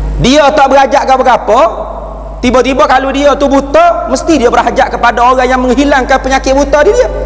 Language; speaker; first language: Malay; native; Malay